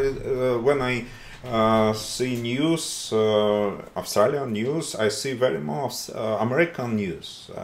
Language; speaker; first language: English; non-native, learner; Russian